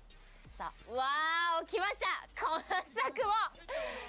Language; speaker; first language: Japanese; native; Japanese